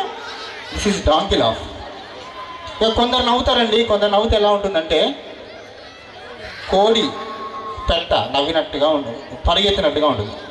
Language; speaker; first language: Telugu; native; Telugu